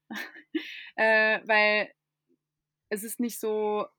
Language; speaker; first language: German; non-native, fluent; English